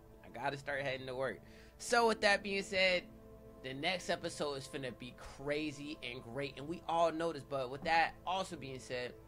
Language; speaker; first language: English; native; English